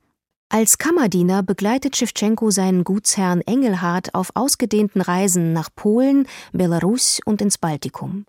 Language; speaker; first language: German; native; German